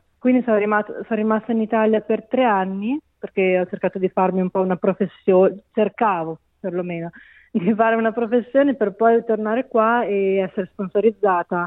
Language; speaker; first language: Italian; native; Italian